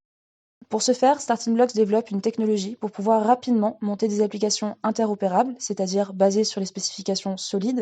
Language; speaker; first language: French; native; French